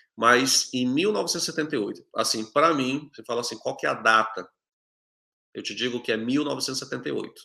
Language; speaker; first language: Portuguese; native; Portuguese